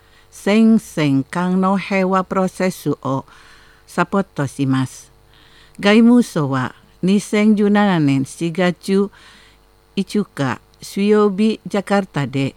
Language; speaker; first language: Japanese; non-native, fluent; Indonesian